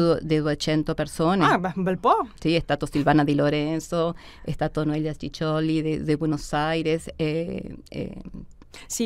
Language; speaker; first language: Italian; early bilingual, heritage; Spanish